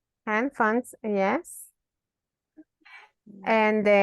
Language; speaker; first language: English; non-native, learner; Spanish